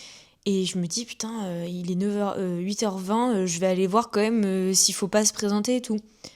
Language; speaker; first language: French; native; French